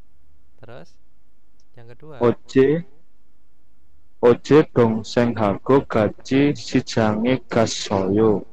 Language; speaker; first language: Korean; non-native, fluent; Indonesian